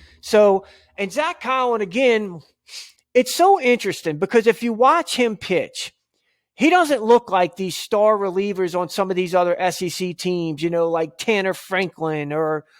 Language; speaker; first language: English; native; English